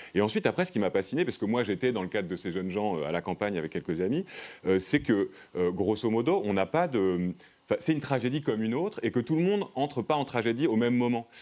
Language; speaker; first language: French; native; French